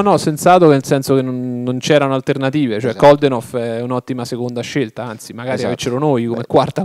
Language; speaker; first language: Italian; native; Italian